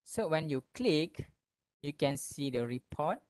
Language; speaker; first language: English; non-native, local second language; Malay